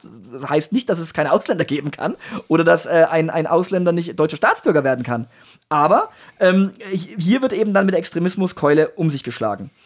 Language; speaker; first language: German; native; German